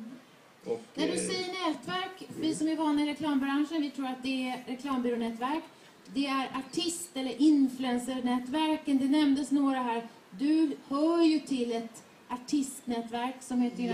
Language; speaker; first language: Swedish; native; Swedish